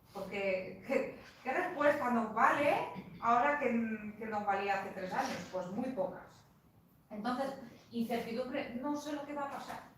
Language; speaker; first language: Spanish; non-native, fluent; Polish